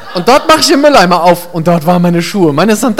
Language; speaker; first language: German; native; German